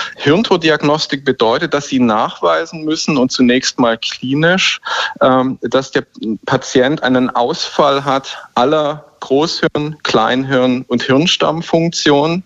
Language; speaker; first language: German; native; German